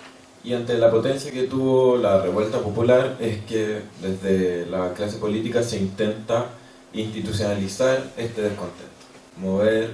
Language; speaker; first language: Spanish; native; Spanish